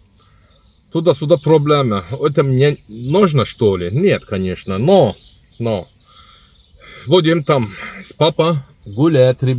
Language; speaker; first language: Russian; non-native, learner; Turkish